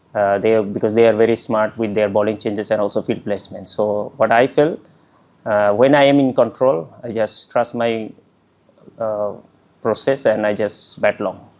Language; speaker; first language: English; non-native, local second language; Bangla